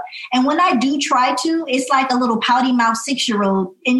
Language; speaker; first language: English; native; English